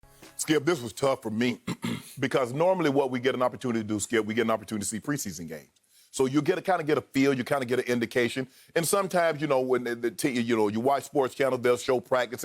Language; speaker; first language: English; native; English